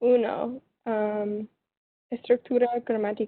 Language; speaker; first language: Spanish; non-native, learner; English